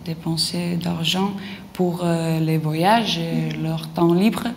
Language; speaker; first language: French; non-native, learner; Lithuanian